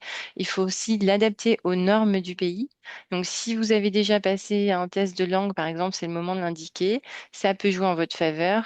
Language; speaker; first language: French; native; French